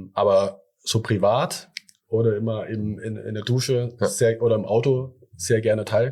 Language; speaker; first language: German; early bilingual, other home language; Thai